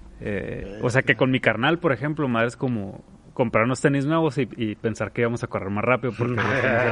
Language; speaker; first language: Spanish; native; Spanish